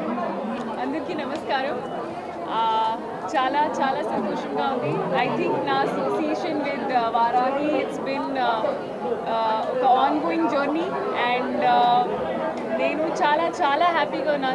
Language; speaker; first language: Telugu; non-native, local second language; Hindi